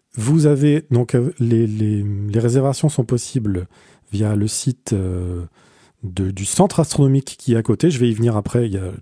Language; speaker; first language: French; native; French